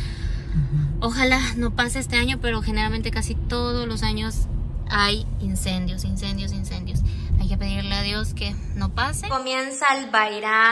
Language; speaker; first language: Spanish; native; Spanish